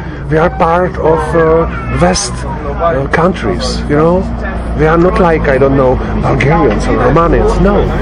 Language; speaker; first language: English; non-native, fluent; Czech